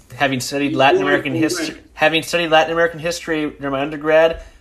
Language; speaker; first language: English; early bilingual, other home language; Italian